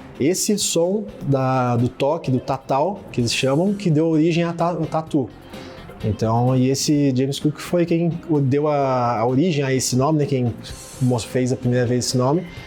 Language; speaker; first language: Portuguese; native; Portuguese